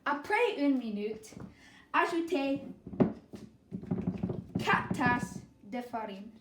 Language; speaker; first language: French; non-native, learner; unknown